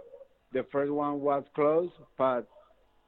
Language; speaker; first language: English; non-native, learner; Spanish